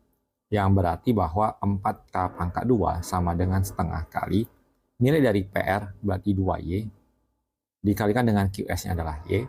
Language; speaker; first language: Indonesian; native; Indonesian